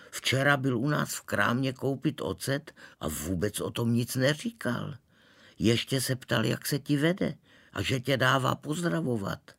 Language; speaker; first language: Czech; native; Czech